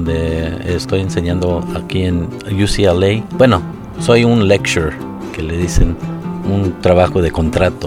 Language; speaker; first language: Spanish; early bilingual, heritage; Spanish